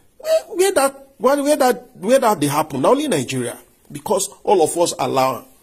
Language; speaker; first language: Nigerian Pidgin; non-native, local second language; Yoruba